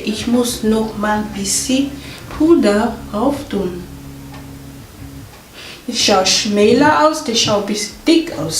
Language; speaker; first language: German; non-native, fluent; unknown